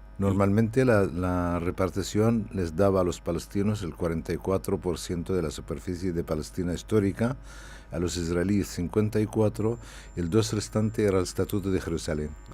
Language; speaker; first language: Spanish; non-native, fluent; Arabic